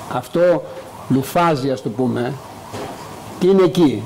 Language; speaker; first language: Greek; early bilingual, other home language; English